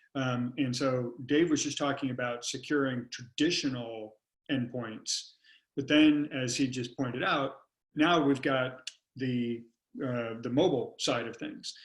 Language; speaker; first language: English; native; English